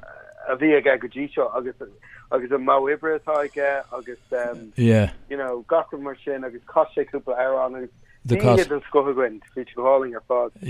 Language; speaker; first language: Irish; non-native, local second language; English